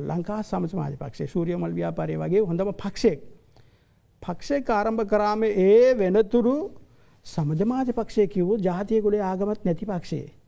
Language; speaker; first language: Sinhala; non-native, local second language; Tamil